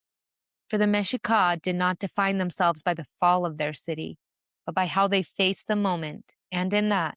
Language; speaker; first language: English; native; English